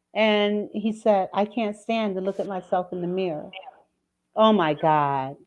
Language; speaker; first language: English; native; English